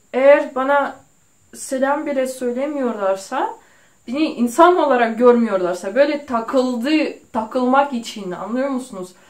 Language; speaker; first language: Turkish; non-native, fluent; Russian